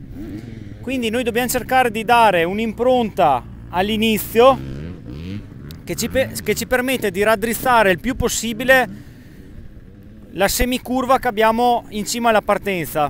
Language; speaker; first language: Italian; native; Italian